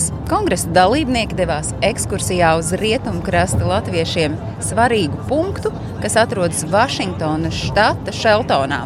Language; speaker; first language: Latvian; native; Latvian